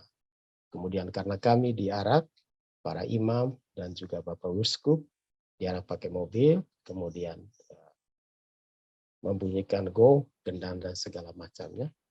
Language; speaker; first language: Indonesian; native; Indonesian